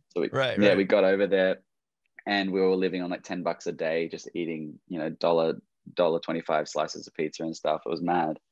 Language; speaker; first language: English; native; English